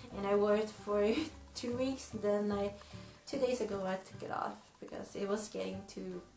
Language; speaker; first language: English; non-native, fluent; Swedish